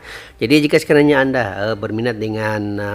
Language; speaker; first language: Malay; native; Malay